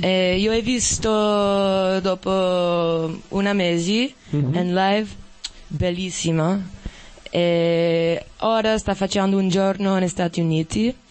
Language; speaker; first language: Italian; non-native, learner; English